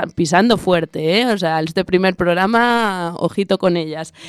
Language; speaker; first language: Spanish; native; Spanish